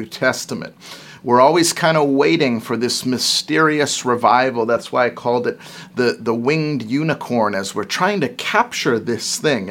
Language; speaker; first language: English; native; English